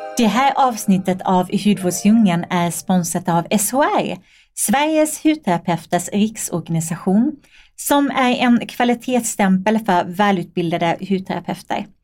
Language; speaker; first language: Swedish; native; Swedish